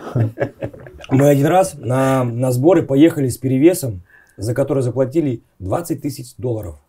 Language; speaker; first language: Russian; native; Russian